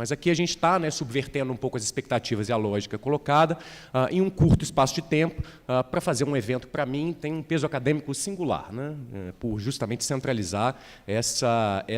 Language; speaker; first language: Portuguese; native; Portuguese